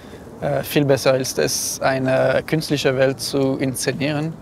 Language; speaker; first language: German; non-native, fluent; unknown